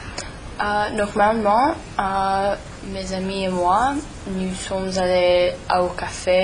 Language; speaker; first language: French; non-native, learner; English